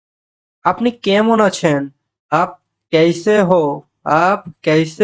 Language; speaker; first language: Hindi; non-native, fluent; Bangla